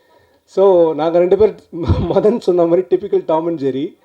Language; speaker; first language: Tamil; native; Tamil